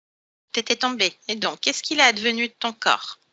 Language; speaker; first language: French; native; French